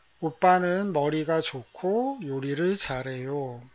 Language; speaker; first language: Korean; native; Korean